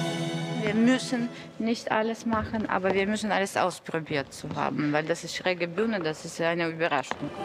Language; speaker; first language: German; non-native, fluent; Russian